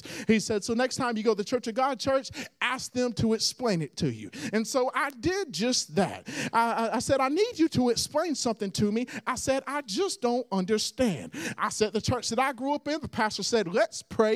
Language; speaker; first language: English; native; English